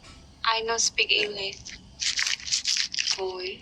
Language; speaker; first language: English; non-native, learner; Khmer